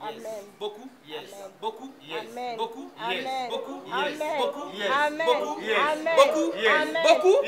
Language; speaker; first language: French; non-native, local second language; Lingala